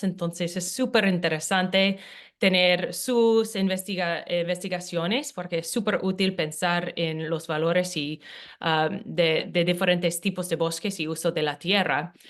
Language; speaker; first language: Spanish; non-native, fluent; English